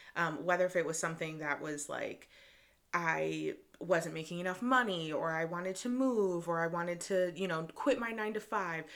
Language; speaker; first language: English; native; English